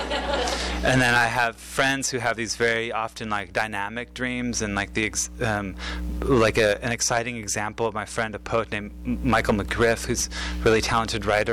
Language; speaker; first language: English; native; English